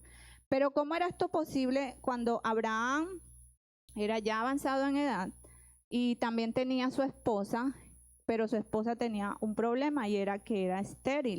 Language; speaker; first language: Spanish; native; Spanish